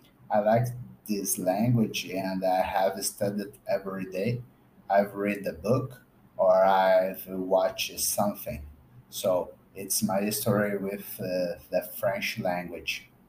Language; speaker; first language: English; non-native, fluent; Portuguese